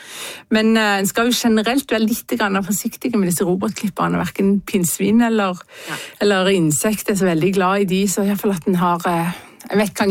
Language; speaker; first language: Norwegian; native; Norwegian